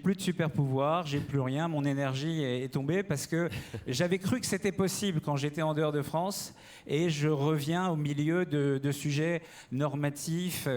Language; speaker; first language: French; native; French